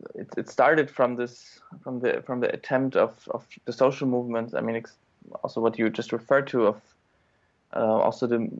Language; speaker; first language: English; non-native, fluent; German